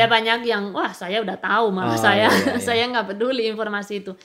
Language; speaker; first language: Indonesian; non-native, fluent; Spanish